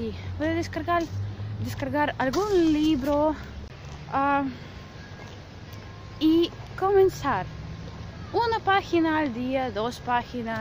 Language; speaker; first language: Spanish; non-native, fluent; Russian